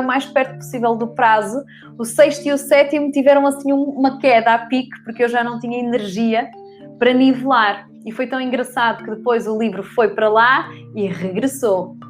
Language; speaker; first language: Portuguese; native; Portuguese